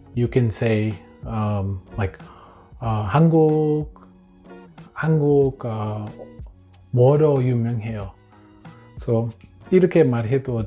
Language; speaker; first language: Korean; non-native, learner; English